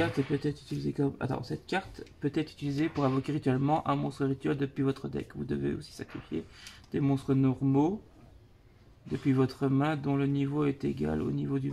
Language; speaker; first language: French; native; French